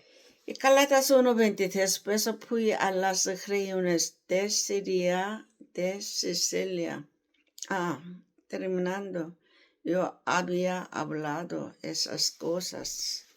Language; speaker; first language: Spanish; non-native, learner; Korean